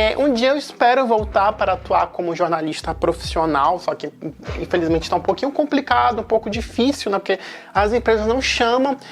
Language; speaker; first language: Portuguese; native; Portuguese